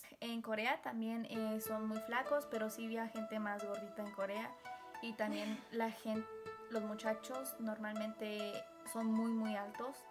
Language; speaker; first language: Spanish; early bilingual, heritage; Spanish